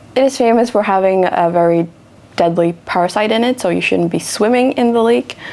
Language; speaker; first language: English; non-native, fluent; Swedish